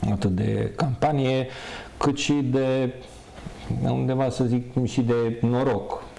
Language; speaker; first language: Romanian; non-native, local second language; Hungarian